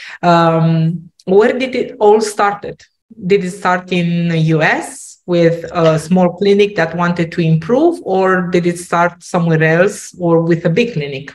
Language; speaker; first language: English; non-native, fluent; Romanian